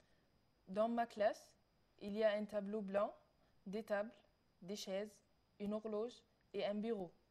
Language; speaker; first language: French; non-native, learner; Arabic